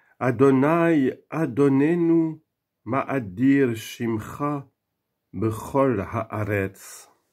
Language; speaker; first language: Hebrew; non-native, learner; French